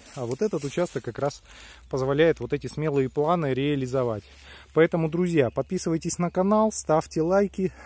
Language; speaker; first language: Russian; native; Russian